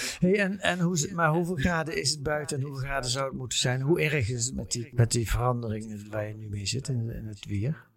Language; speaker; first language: Dutch; native; Dutch